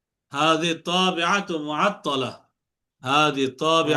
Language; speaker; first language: Arabic; non-native, learner; Bangla